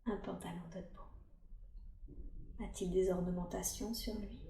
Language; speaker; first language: French; native; French